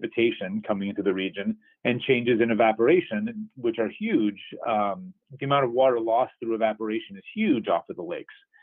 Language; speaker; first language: English; native; English